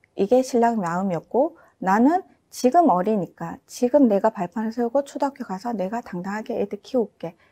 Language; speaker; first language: Korean; native; Korean